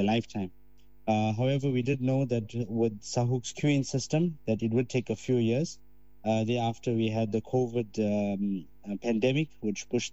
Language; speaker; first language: English; native; English